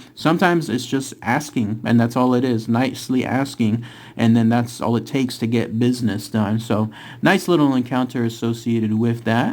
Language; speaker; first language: English; native; English